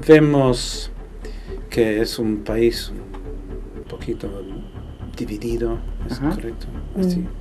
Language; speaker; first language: Spanish; non-native, fluent; English